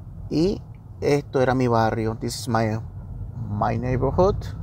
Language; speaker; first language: English; early bilingual, other home language; Spanish